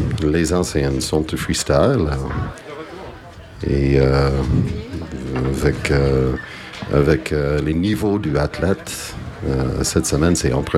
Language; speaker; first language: French; non-native, fluent; English